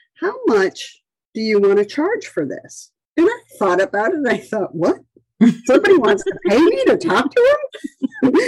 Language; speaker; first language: English; native; English